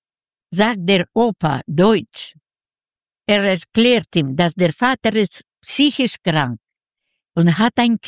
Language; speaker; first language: German; non-native, learner; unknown